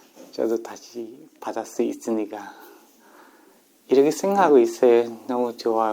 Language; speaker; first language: Korean; non-native, learner; Burmese